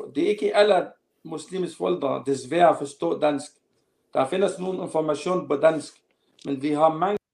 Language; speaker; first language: Danish; non-native, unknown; Arabic